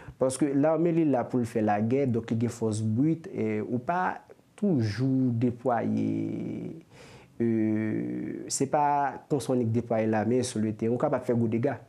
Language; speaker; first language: French; non-native, local second language; Haitian Creole